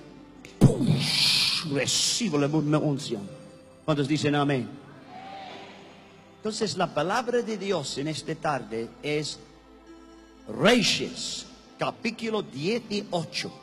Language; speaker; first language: Spanish; non-native, learner; English